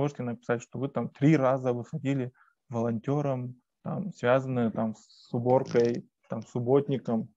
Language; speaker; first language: Russian; native; Russian